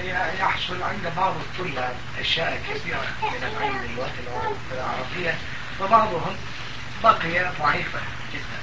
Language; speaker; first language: Arabic; non-native, fluent; Turkish